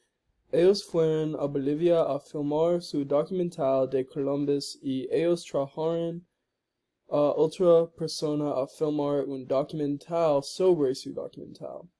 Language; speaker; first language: Spanish; non-native, learner; English